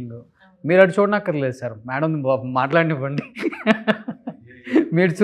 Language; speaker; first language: Telugu; native; Telugu